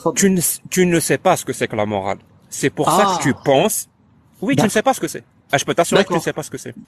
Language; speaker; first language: French; non-native, local second language; Arabic